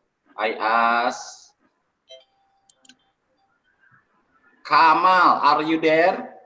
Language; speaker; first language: English; non-native, learner; Indonesian